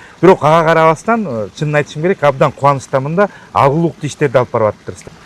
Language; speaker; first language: Kyrgyz; native; Kyrgyz